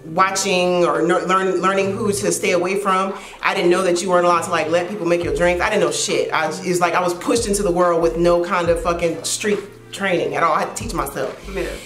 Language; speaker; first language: English; native; English